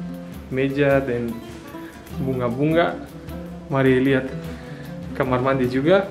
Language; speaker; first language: Indonesian; non-native, fluent; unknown